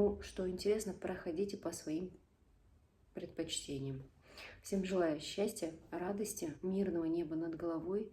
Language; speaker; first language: Russian; native; Russian